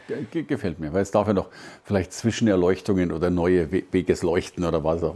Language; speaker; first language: German; native; German